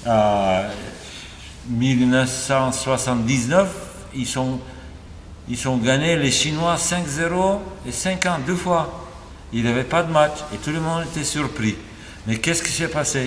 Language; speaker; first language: French; non-native, fluent; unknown